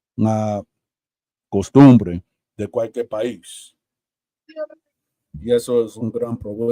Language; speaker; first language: Spanish; early bilingual, heritage; Spanish